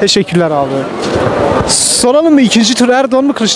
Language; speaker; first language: Turkish; native; Turkish